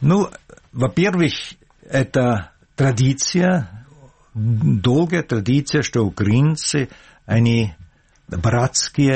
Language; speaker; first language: Ukrainian; non-native, learner; German